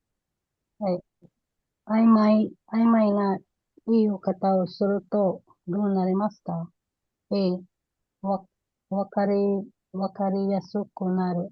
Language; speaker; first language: Japanese; non-native, learner; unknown